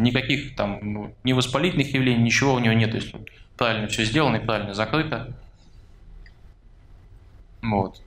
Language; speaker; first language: Russian; native; Russian